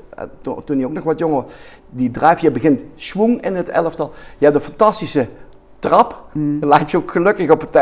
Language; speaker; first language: Dutch; native; Dutch